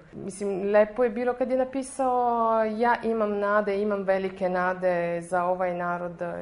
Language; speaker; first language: Serbian; non-native, fluent; Italian